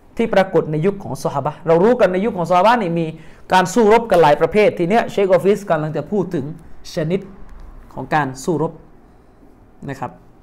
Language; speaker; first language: Thai; native; Thai